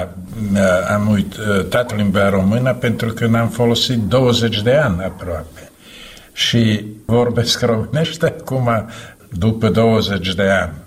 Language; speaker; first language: Romanian; non-native, learner; Slovak